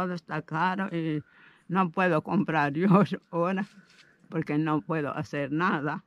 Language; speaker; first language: Spanish; non-native, local second language; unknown